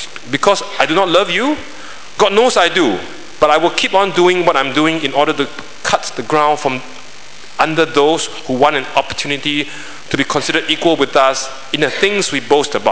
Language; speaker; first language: English; non-native, local second language; Chinese